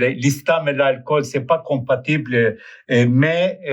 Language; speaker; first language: French; non-native, fluent; Turkish